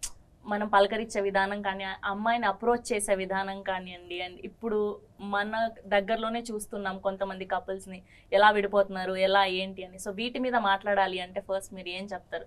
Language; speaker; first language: Telugu; native; Telugu